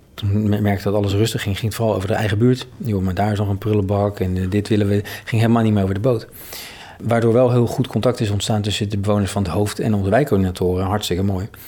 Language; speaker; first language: Dutch; native; Dutch